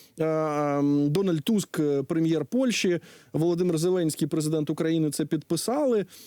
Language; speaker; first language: Ukrainian; native; Ukrainian